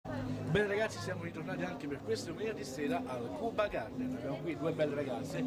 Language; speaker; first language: Italian; native; Italian